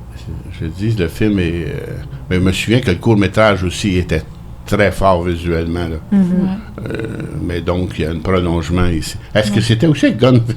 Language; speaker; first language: French; native; French